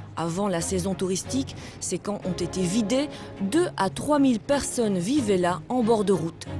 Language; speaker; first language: French; native; French